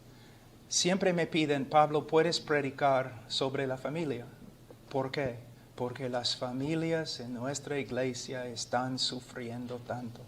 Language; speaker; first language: Spanish; non-native, fluent; English